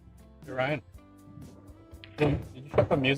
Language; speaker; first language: English; native; English